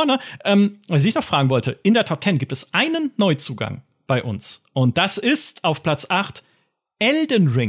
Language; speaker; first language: German; native; German